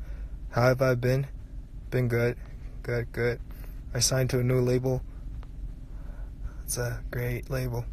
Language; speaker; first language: English; non-native, fluent; Korean